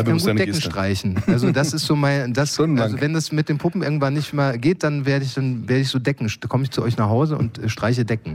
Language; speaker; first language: German; native; German